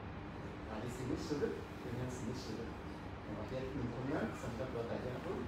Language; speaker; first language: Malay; non-native, local second language; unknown